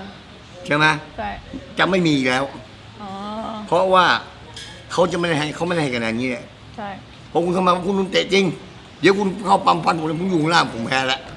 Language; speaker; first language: Thai; native; Thai